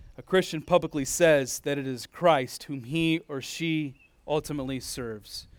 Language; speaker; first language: English; native; English